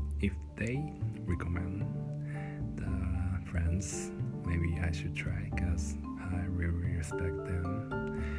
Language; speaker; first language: English; non-native, fluent; Japanese